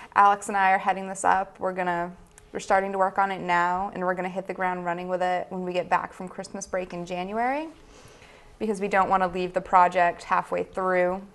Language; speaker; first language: English; native; English